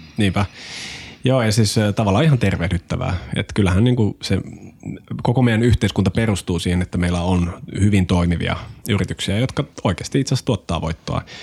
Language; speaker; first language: Finnish; native; Finnish